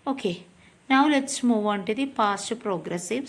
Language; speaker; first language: English; non-native, local second language; Malayalam